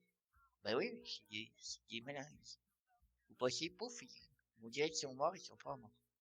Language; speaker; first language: French; native; French